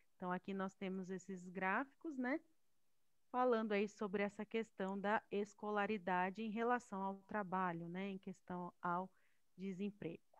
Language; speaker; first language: Portuguese; native; Portuguese